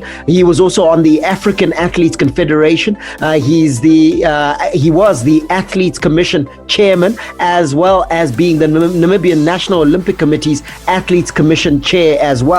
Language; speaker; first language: English; native; English